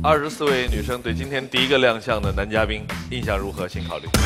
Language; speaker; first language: Chinese; native; Chinese